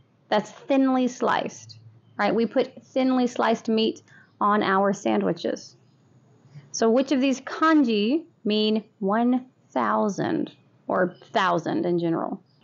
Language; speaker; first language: English; native; English